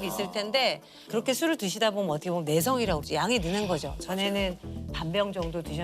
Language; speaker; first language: Korean; native; Korean